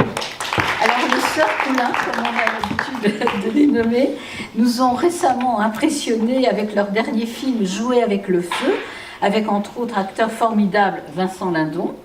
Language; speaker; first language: French; native; French